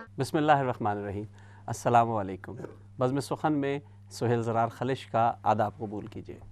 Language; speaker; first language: Urdu; native; Urdu